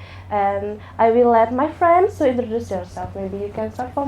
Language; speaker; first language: English; non-native, learner; Indonesian